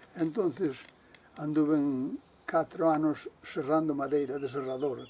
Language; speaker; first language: Galician; native; Galician